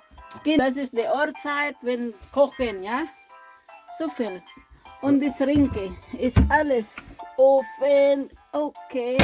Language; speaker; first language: German; non-native, learner; Filipino